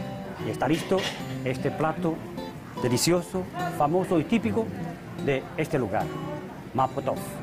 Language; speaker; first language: Spanish; non-native, fluent; Chinese